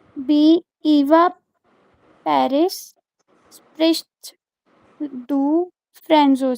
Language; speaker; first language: German; non-native, learner; Hindi